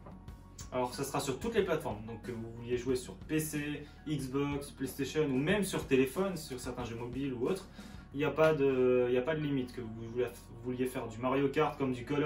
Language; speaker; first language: French; native; French